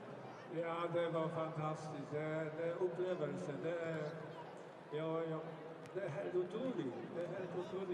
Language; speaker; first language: Swedish; non-native, fluent; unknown